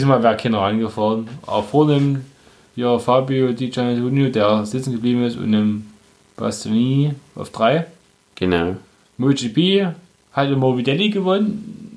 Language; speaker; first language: German; native; German